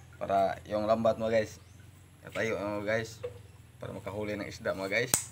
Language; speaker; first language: Filipino; non-native, local second language; Cebuano